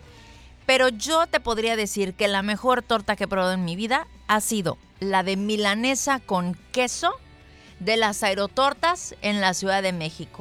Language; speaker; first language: Spanish; native; Spanish